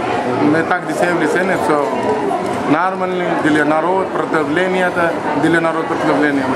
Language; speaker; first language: Russian; non-native, learner; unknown